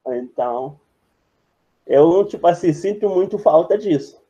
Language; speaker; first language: Portuguese; non-native, fluent; French